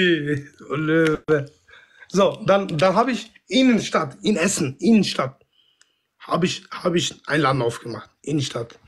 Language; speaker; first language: German; non-native, fluent; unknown